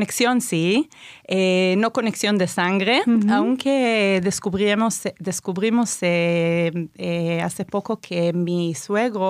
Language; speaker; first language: Spanish; non-native, fluent; Hebrew